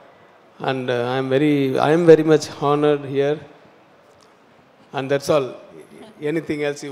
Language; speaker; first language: Telugu; non-native, learner; Tamil